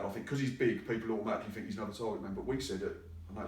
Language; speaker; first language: English; native; English